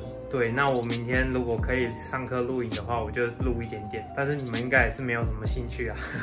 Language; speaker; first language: Chinese; native; Chinese